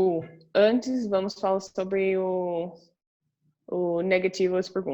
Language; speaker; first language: Portuguese; non-native, fluent; English